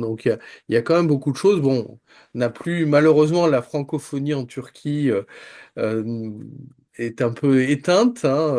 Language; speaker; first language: French; native; French